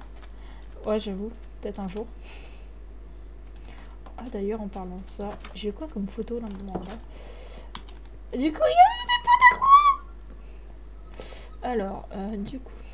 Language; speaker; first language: French; native; French